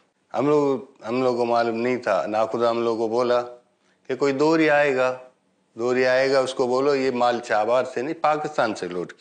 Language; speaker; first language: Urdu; non-native, learner; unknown